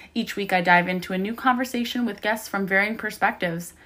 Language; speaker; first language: English; native; English